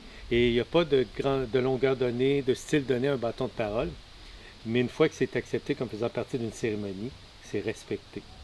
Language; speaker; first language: French; native; French